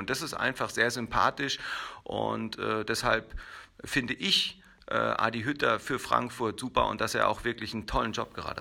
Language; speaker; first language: German; native; German